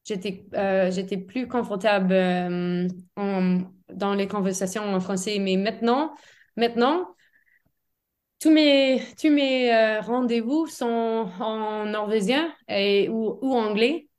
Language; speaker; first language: French; non-native, fluent; English